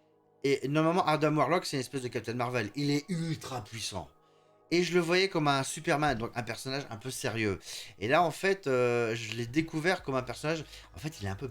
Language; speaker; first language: French; native; French